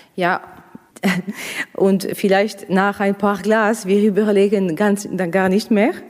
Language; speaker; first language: German; non-native, fluent; Russian